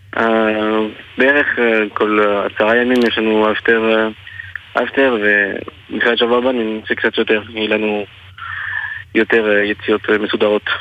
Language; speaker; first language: Hebrew; non-native, fluent; French